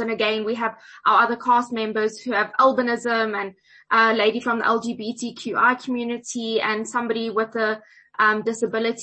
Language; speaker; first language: English; native; English